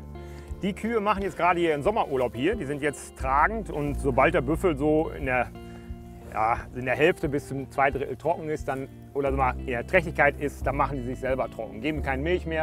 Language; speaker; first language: German; native; German